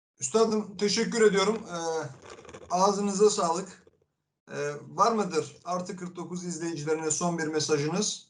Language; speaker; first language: Turkish; native; Turkish